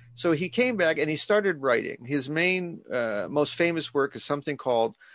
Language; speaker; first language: English; native; English